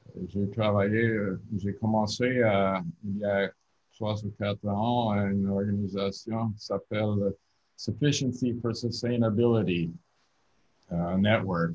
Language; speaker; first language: French; non-native, learner; English